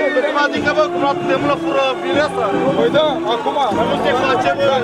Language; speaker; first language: Romanian; native; Romanian